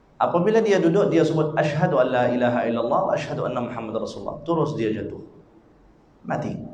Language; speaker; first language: Malay; non-native, fluent; Arabic